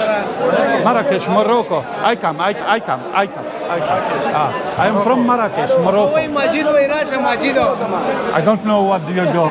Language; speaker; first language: English; non-native, learner; Arabic